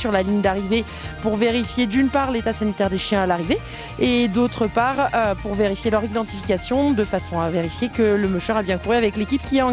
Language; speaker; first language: French; native; French